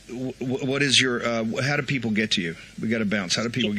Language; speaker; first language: English; native; English